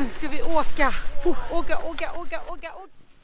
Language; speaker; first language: Swedish; native; Swedish